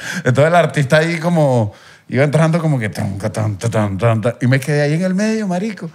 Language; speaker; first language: Spanish; native; Spanish